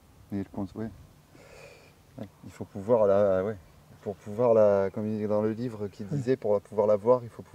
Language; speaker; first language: French; native; French